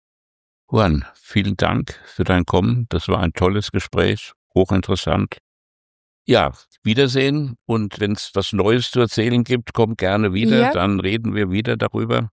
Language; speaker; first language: German; native; German